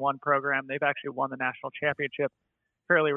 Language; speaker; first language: English; native; English